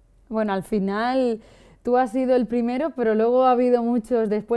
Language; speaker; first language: Spanish; native; Spanish